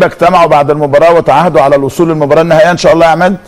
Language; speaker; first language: Arabic; native; Arabic